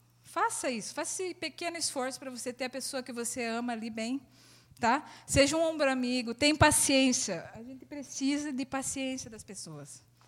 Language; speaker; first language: Portuguese; native; Portuguese